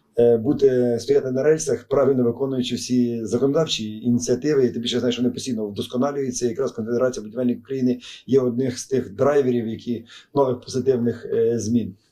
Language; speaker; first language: Ukrainian; native; Ukrainian